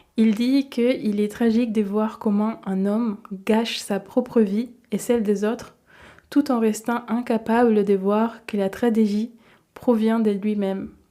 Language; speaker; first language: French; non-native, fluent; Spanish